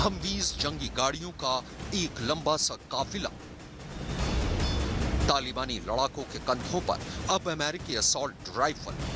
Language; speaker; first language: Hindi; native; Hindi